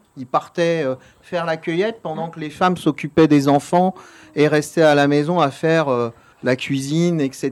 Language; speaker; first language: French; native; French